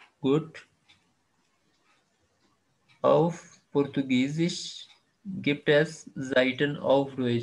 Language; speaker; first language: German; non-native, fluent; Urdu